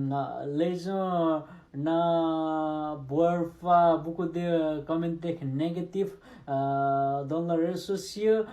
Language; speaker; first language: French; non-native, learner; Nepali